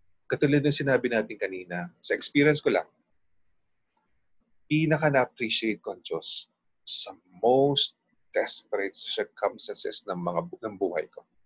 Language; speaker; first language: Filipino; native; Filipino